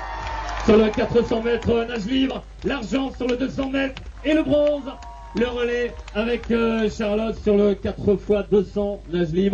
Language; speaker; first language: French; native; French